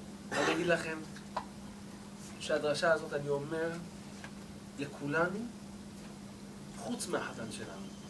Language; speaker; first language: Hebrew; native; Hebrew